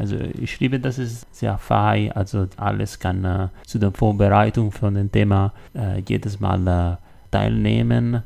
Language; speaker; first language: German; non-native, learner; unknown